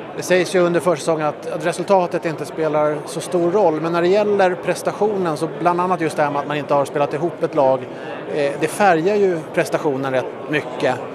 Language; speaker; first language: Swedish; native; Swedish